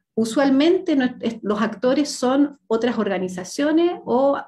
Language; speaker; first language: Spanish; native; Spanish